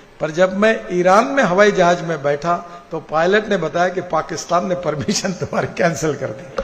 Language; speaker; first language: Hindi; non-native, local second language; Marathi